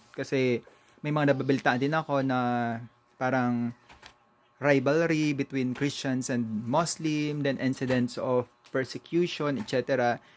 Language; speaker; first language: Filipino; native; Filipino